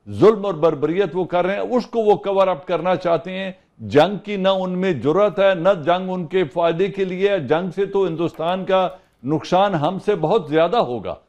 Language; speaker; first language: Urdu; non-native, local second language; Punjabi